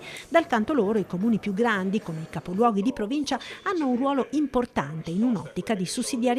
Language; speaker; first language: Italian; native; Italian